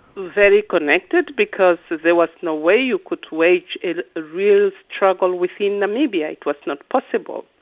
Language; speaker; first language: English; non-native, local second language; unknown